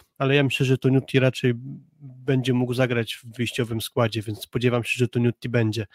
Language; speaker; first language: Polish; native; Polish